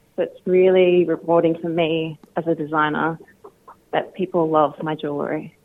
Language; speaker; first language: English; native; English